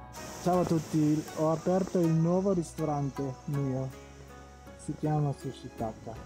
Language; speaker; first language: Italian; non-native, learner; Japanese